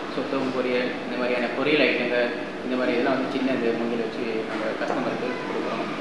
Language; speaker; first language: Tamil; early bilingual, heritage; Tamil